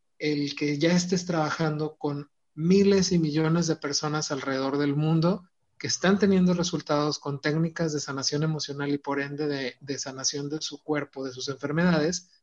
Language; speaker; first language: Spanish; native; Spanish